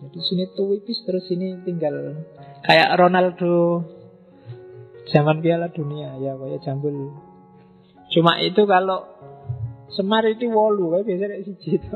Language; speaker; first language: Indonesian; non-native, local second language; Javanese